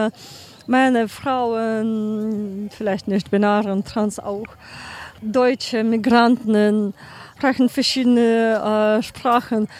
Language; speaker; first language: German; non-native, learner; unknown